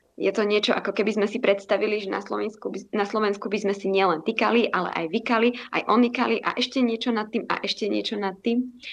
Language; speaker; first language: Slovak; native; Slovak